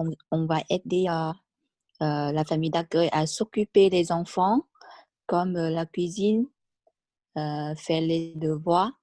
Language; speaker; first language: French; non-native, learner; Vietnamese